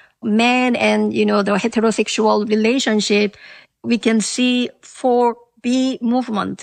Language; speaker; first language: English; non-native, fluent; Korean